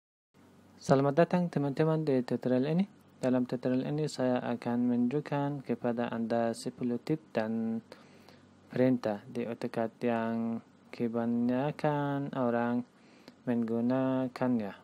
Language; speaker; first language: Indonesian; non-native, learner; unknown